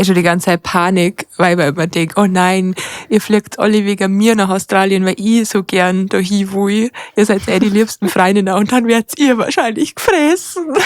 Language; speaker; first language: German; native; German